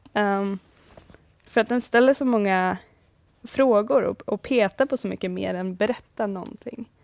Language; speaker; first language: Swedish; native; Swedish